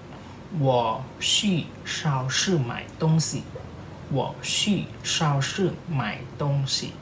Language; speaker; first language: Chinese; non-native, fluent; Thai